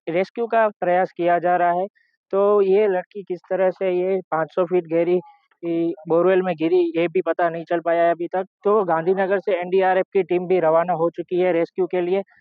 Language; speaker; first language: Hindi; non-native, local second language; Gujarati